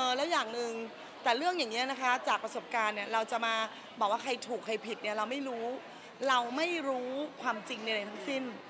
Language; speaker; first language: Thai; native; Thai